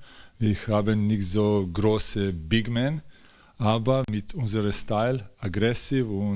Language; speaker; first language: German; non-native, learner; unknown